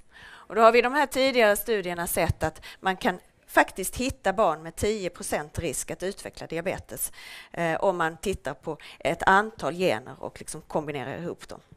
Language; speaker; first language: Swedish; native; Swedish